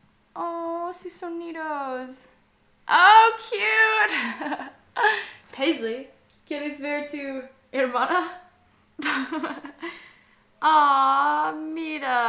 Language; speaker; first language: Spanish; non-native, learner; English